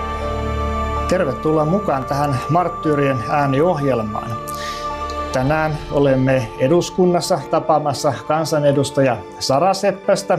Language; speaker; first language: Finnish; native; Finnish